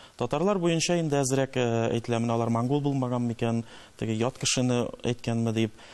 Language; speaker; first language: Tatar; native; Tatar